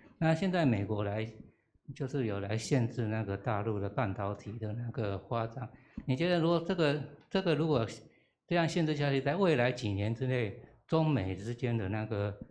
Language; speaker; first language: Chinese; native; Chinese